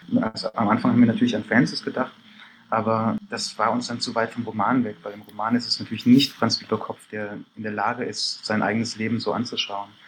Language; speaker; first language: German; early bilingual, other home language; Persian